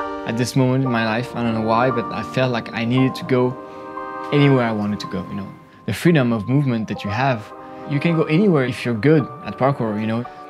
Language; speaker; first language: English; non-native, fluent; French